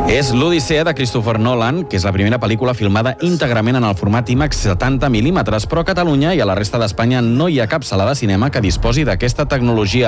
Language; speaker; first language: Catalan; native; Catalan